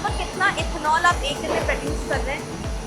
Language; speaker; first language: Hindi; native; Hindi